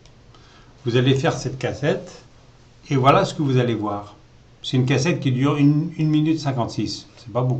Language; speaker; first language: French; native; French